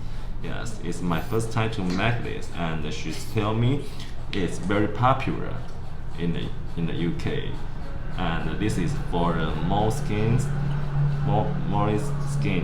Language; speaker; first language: English; non-native, learner; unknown